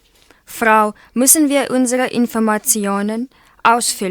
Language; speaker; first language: German; non-native, learner; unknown